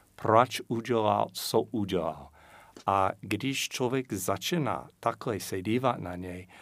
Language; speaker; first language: Czech; non-native, fluent; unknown